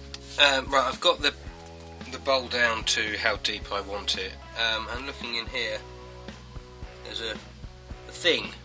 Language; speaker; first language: English; native; English